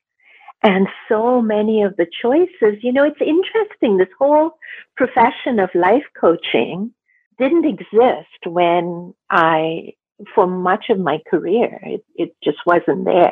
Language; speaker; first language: English; non-native, local second language; Gujarati